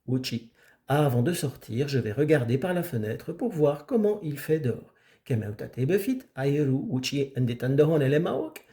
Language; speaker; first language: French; non-native, fluent; Amharic